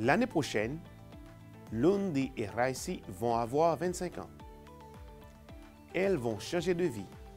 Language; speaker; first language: French; non-native, fluent; Spanish